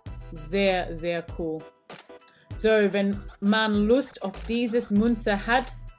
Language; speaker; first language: German; non-native, learner; English